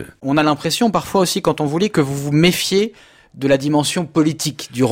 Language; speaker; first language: French; native; French